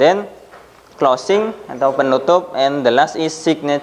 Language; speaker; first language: English; non-native, fluent; Indonesian